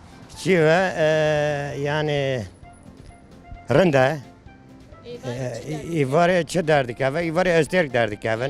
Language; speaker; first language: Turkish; non-native, local second language; Kurdish